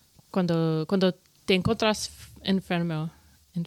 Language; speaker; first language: Spanish; non-native, learner; English